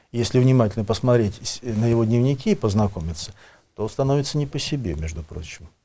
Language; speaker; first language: Russian; native; Russian